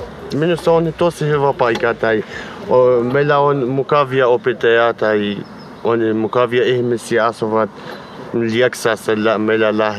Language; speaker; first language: Finnish; non-native, learner; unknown